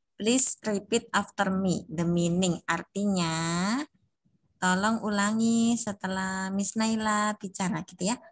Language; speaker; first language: Indonesian; native; Indonesian